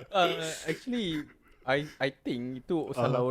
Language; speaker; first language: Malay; native; Malay